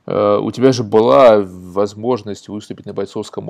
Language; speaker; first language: Russian; native; Russian